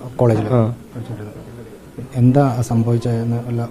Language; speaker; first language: Malayalam; native; Malayalam